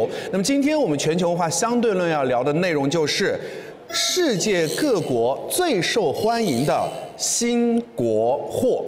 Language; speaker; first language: Chinese; native; Chinese